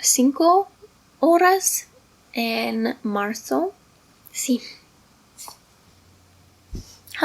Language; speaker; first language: Spanish; non-native, learner; English